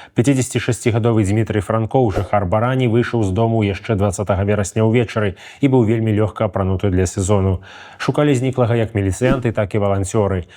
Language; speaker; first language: Belarusian; native; Belarusian